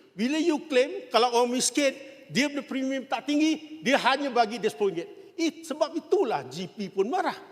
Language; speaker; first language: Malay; non-native, local second language; Chinese